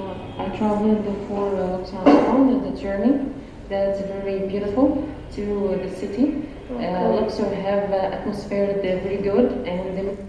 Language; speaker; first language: English; non-native, learner; Arabic